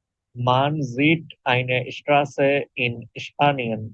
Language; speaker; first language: German; non-native, learner; Bangla